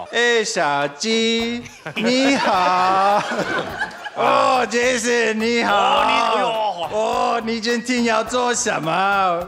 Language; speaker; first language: Chinese; non-native, fluent; English